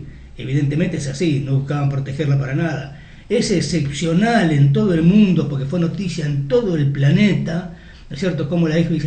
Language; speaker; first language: Spanish; native; Spanish